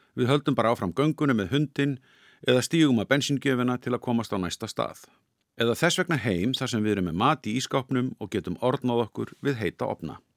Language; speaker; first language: Icelandic; native; Icelandic